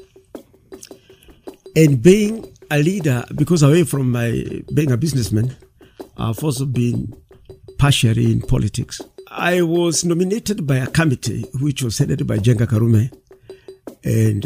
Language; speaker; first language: English; non-native, local second language; Kikuyu